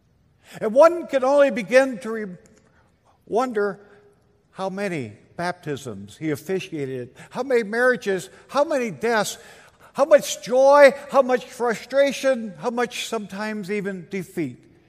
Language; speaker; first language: English; native; English